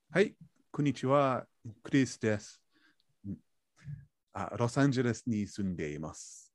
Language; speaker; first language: Japanese; non-native, learner; English